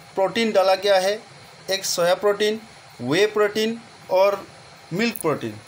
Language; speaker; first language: Hindi; non-native, local second language; Assamese